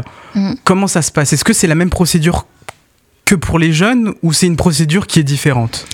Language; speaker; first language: French; native; French